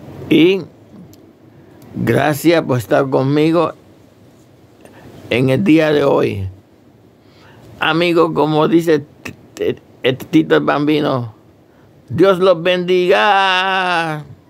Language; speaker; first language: Spanish; native; Spanish